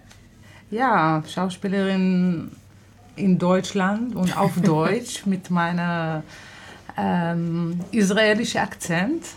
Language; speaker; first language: German; non-native, fluent; Hebrew